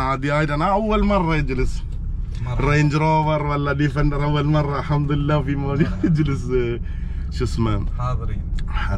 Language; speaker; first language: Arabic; non-native, learner; Malayalam